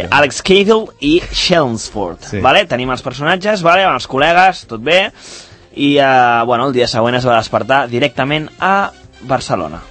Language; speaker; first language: Catalan; native; Catalan